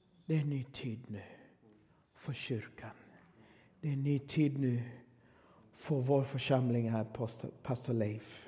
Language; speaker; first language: Swedish; non-native, fluent; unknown